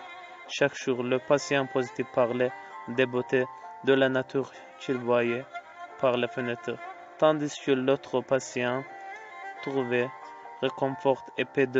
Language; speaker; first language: French; non-native, fluent; Azerbaijani